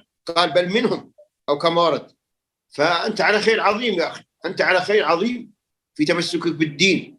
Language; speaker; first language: Arabic; native; Arabic